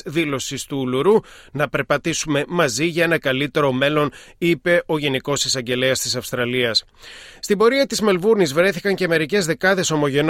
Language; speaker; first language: Greek; native; Greek